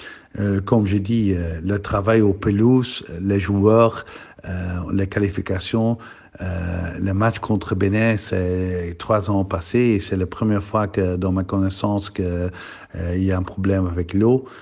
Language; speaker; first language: French; non-native, learner; Dutch